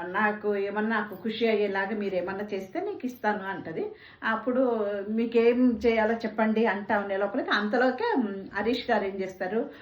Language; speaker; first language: Telugu; non-native, local second language; Tamil